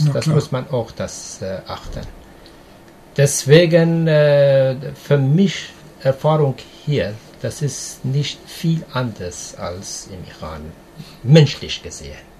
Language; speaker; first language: German; non-native, learner; Persian